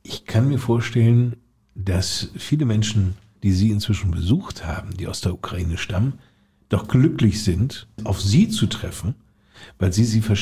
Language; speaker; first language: German; native; German